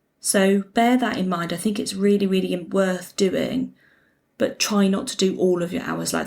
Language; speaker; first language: English; native; English